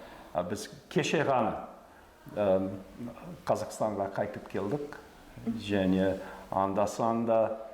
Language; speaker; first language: Kazakh; non-native, fluent; English